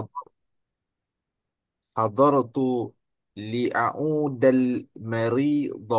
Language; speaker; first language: Arabic; non-native, learner; Malay